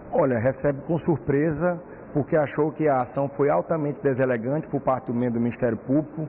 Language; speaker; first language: Portuguese; native; Portuguese